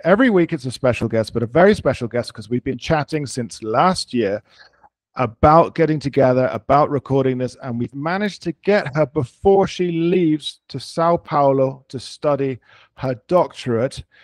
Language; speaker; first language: English; native; English